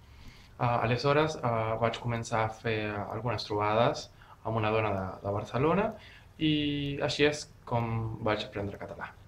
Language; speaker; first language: Catalan; non-native, learner; Spanish